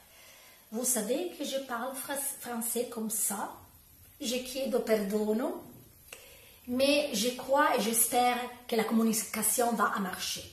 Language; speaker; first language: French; non-native, learner; Italian